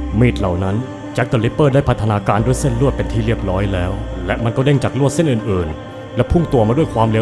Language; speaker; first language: Thai; native; Thai